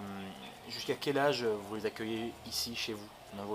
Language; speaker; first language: French; native; French